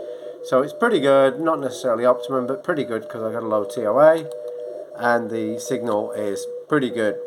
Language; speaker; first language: English; native; English